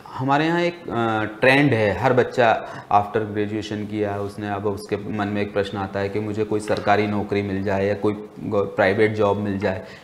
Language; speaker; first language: Hindi; native; Hindi